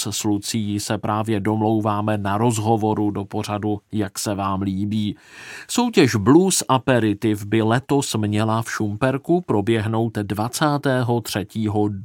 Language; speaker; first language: Czech; native; Czech